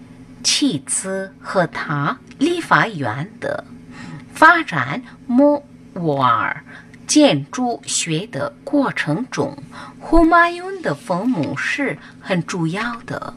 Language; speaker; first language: Chinese; non-native, fluent; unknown